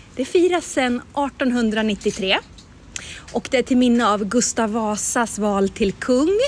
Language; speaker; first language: Swedish; native; Swedish